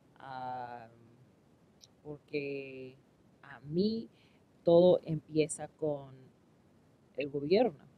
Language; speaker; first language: Spanish; non-native, learner; English